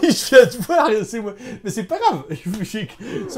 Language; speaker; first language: French; native; French